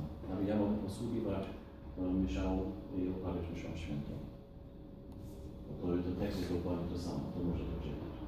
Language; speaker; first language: Polish; non-native, fluent; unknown